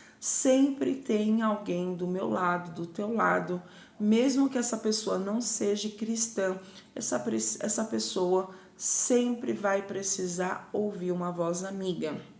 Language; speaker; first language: Portuguese; native; Portuguese